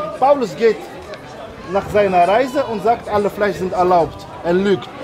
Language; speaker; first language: German; non-native, learner; Arabic